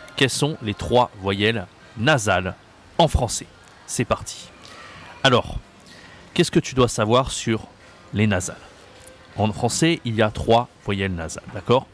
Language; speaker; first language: French; native; French